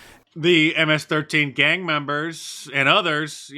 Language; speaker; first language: English; native; English